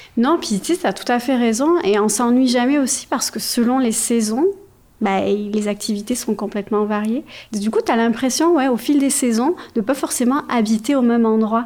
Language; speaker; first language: French; native; French